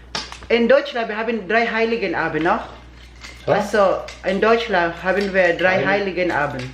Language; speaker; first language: German; non-native, learner; Filipino